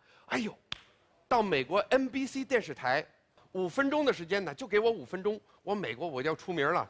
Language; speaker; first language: Chinese; non-native, fluent; English